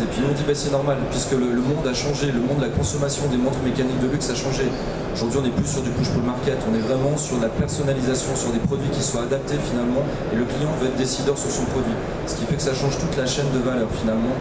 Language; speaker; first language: French; native; French